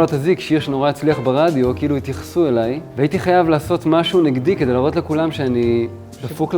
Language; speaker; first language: Hebrew; native; Hebrew